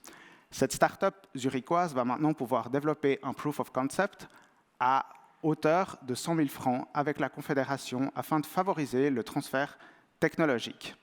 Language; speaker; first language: French; native; French